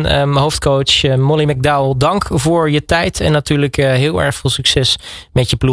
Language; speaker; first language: Dutch; native; Dutch